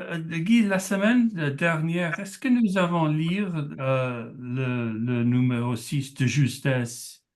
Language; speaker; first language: French; non-native, learner; English